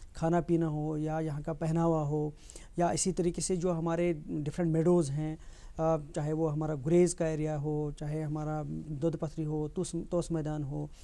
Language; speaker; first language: Hindi; non-native, local second language; Kashmiri